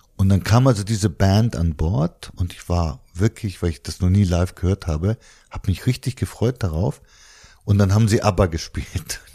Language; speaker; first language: German; non-native, fluent; Bulgarian